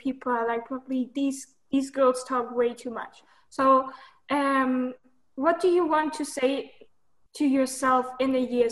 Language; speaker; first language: English; non-native, fluent; German